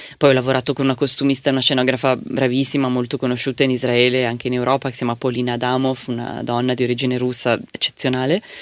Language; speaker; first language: Italian; native; Italian